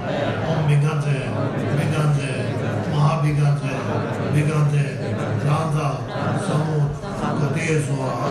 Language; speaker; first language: Russian; non-native, learner; Tibetan